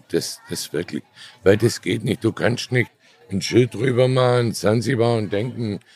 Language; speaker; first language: German; native; German